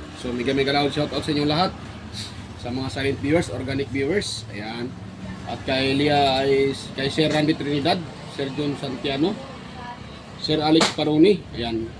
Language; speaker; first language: Filipino; non-native, local second language; Cebuano